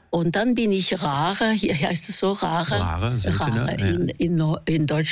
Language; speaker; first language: German; non-native, fluent; Norwegian